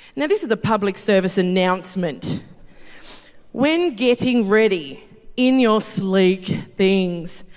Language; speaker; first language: English; native; English